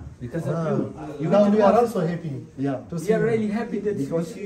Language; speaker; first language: English; non-native, learner; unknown